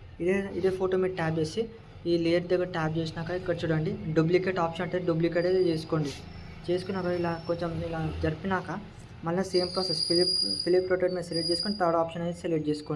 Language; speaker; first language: Telugu; native; Telugu